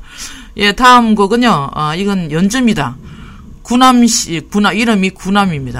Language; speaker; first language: Korean; native; Korean